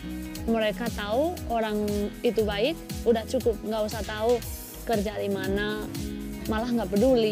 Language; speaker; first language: Indonesian; non-native, fluent; Spanish